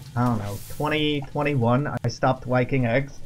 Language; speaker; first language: English; native; English